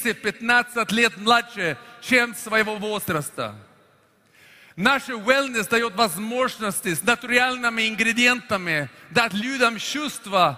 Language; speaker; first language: Russian; non-native, fluent; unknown